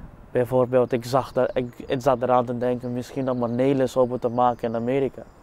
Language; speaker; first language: Dutch; non-native, fluent; English